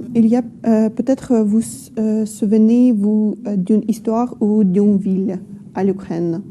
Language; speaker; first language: French; non-native, learner; Ukrainian